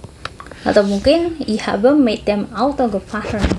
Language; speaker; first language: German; non-native, fluent; Indonesian